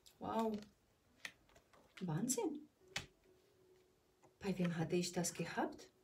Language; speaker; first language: German; non-native, fluent; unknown